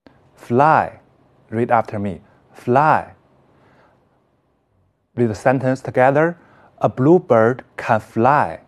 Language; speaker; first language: English; non-native, fluent; Chinese